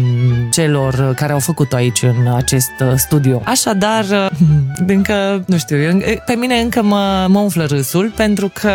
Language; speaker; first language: Romanian; native; Romanian